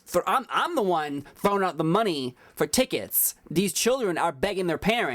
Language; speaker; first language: English; native; English